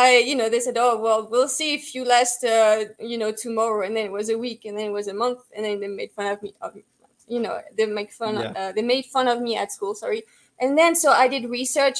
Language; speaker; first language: English; non-native, fluent; French